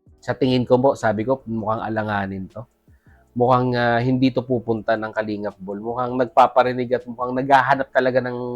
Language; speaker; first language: Filipino; native; Filipino